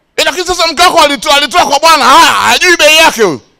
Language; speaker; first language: Swahili; native; Swahili